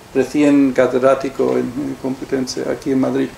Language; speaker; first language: Spanish; early bilingual, heritage; Spanish